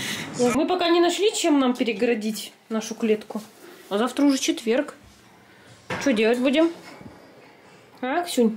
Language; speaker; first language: Russian; native; Russian